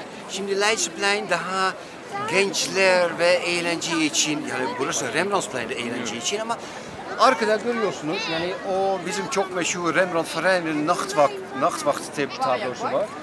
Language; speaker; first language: Turkish; non-native, fluent; Dutch